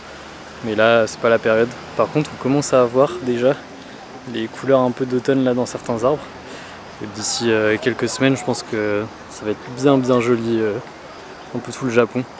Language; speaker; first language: French; native; French